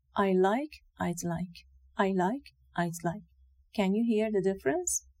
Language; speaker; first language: English; non-native, fluent; Persian